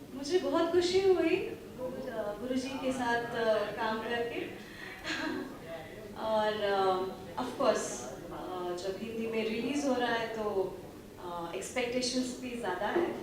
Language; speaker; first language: Hindi; non-native, local second language; Kannada